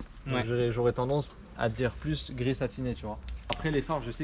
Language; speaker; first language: French; native; French